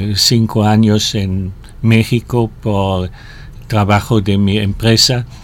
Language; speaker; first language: Spanish; non-native, fluent; German